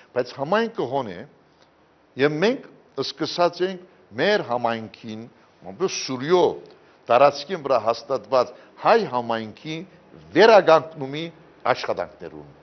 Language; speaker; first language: Armenian; early bilingual, heritage; Armenian